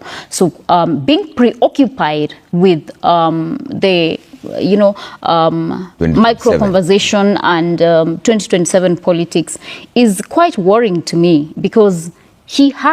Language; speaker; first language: English; non-native, local second language; Kikuyu